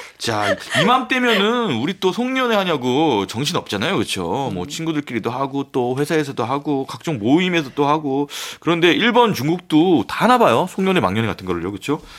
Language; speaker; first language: Korean; native; Korean